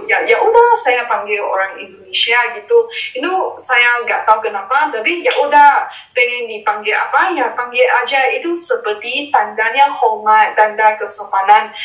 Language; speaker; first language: Indonesian; non-native, fluent; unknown